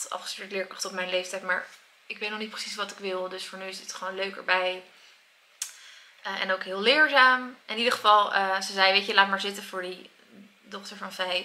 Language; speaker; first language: Dutch; native; Dutch